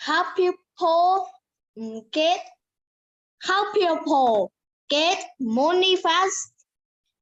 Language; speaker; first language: English; non-native, learner; Vietnamese